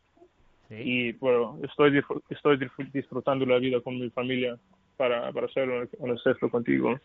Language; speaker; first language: Spanish; non-native, learner; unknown